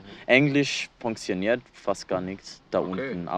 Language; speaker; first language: German; non-native, learner; English